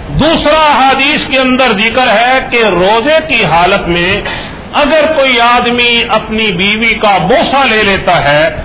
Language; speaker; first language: Urdu; native; Urdu